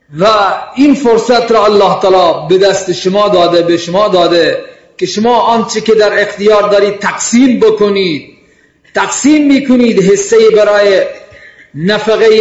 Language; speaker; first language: Persian; non-native, local second language; Baluchi